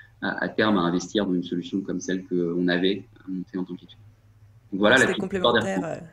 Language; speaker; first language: French; native; French